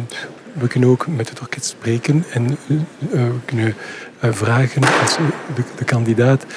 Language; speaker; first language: Dutch; non-native, local second language; French